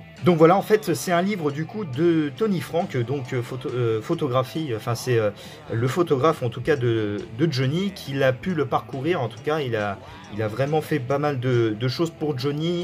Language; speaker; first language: French; native; French